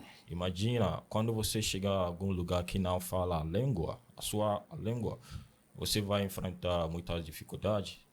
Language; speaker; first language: Portuguese; non-native, learner; Akan